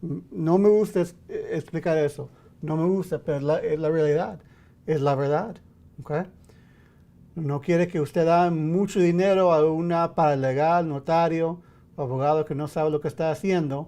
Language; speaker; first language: Spanish; early bilingual, heritage; English